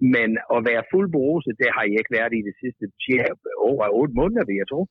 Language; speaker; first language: Danish; non-native, fluent; English